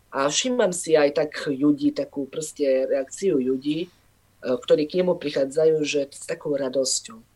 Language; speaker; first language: Slovak; non-native, local second language; Rusyn